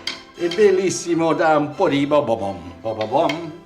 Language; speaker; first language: Italian; non-native, learner; English